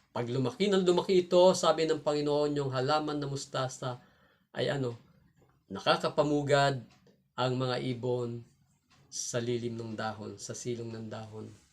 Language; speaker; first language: Filipino; non-native, local second language; Cebuano